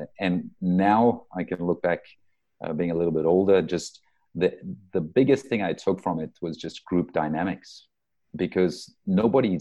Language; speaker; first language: English; native; English